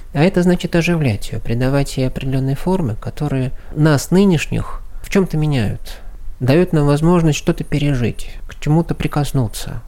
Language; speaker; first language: Russian; native; Russian